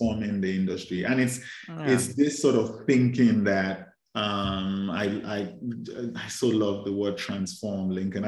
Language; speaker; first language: English; non-native, local second language; Yoruba